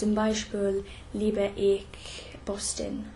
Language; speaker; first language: German; non-native, fluent; English